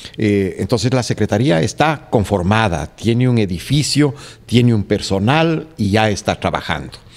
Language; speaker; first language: Spanish; native; Spanish